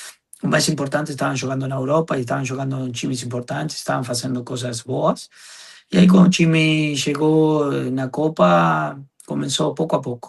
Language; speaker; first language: Portuguese; non-native, fluent; Spanish